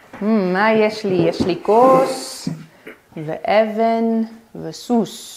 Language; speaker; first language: Hebrew; non-native, fluent; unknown